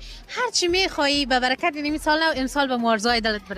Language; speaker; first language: Persian; native; Persian